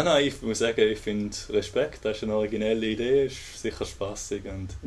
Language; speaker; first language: German; native; German